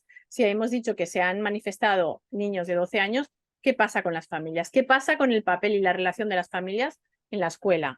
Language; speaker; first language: Spanish; native; Spanish